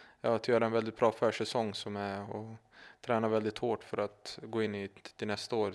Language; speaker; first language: Swedish; native; Swedish